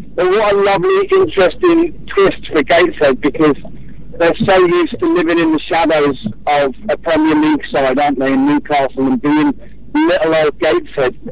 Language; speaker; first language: English; native; English